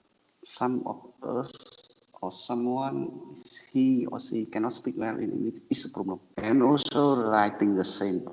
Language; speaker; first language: English; non-native, learner; Vietnamese